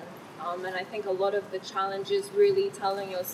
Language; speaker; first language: English; non-native, fluent; Thai